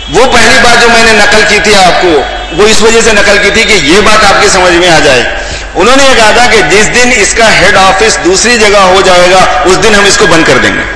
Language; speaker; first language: Hindi; native; Hindi